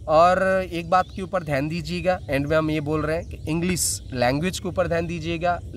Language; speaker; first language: Hindi; non-native, local second language; Bangla